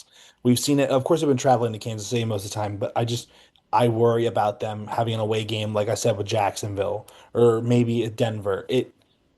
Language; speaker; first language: English; native; English